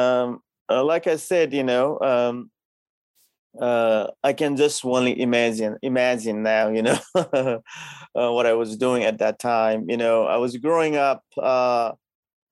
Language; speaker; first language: English; non-native, local second language; Nepali